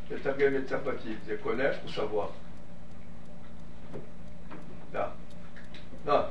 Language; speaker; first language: Hebrew; non-native, learner; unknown